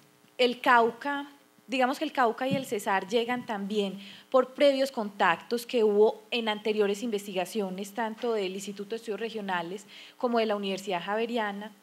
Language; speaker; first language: Spanish; native; Spanish